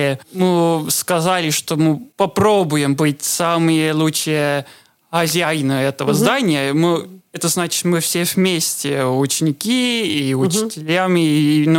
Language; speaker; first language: Russian; non-native, learner; Estonian